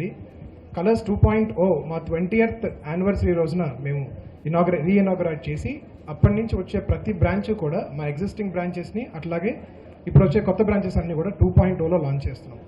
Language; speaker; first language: Telugu; native; Telugu